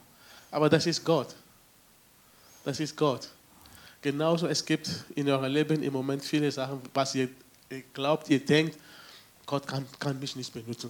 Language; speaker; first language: German; non-native, fluent; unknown